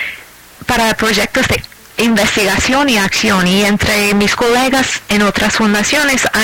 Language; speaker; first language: Spanish; non-native, fluent; English